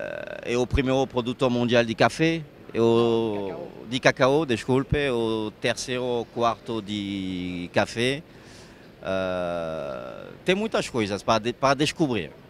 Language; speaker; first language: Portuguese; non-native, fluent; French